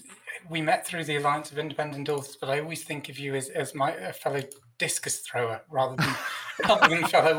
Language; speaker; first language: English; native; English